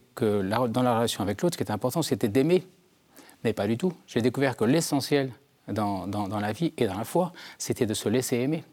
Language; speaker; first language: French; native; French